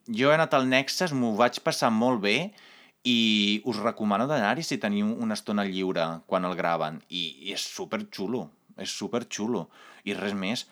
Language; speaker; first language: Catalan; native; Catalan